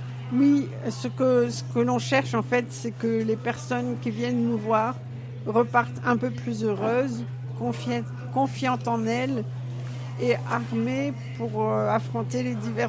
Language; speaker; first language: French; native; French